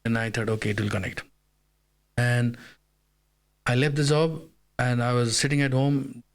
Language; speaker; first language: English; non-native, fluent; Nepali